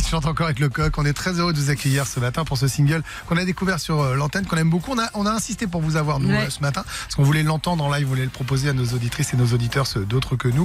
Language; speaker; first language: French; native; French